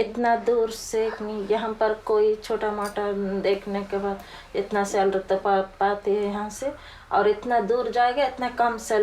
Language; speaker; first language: Hindi; non-native, local second language; Odia